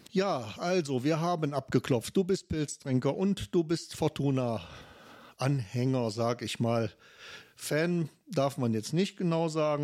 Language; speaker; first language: German; native; German